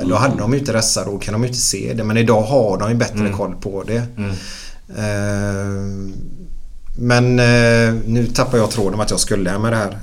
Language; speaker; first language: Swedish; native; Swedish